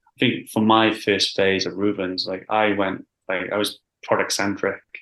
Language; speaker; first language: English; native; English